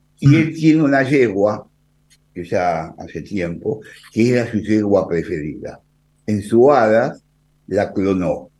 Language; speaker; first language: Spanish; native; Spanish